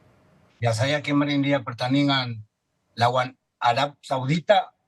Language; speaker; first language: Indonesian; non-native, fluent; Spanish